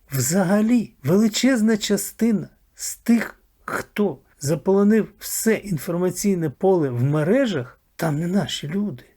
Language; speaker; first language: Ukrainian; native; Ukrainian